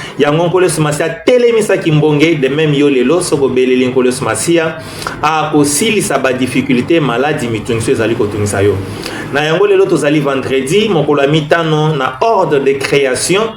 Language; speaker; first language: Lingala; native; Lingala